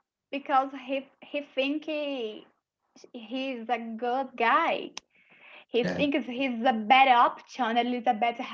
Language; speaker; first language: English; non-native, learner; Portuguese